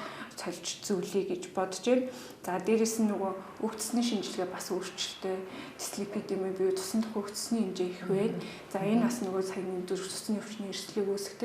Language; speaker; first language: Mongolian; native; Mongolian